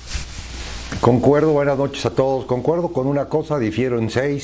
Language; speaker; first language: Spanish; native; Spanish